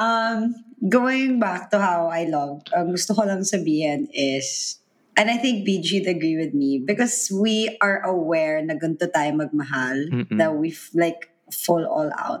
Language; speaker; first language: English; non-native, local second language; Filipino